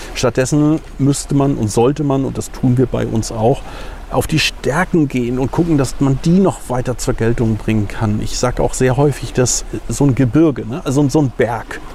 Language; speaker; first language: German; native; German